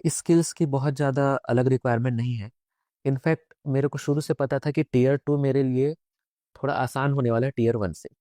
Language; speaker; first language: Hindi; native; Hindi